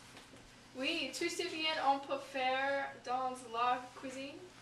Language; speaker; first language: French; non-native, learner; English